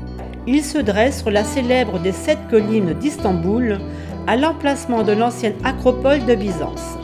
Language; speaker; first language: French; native; French